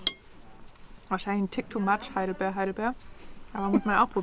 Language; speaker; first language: German; native; German